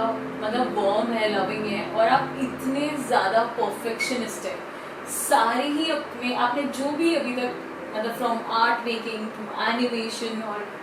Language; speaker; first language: Hindi; native; Hindi